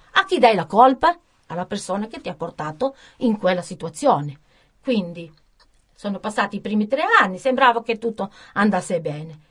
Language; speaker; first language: Italian; native; Italian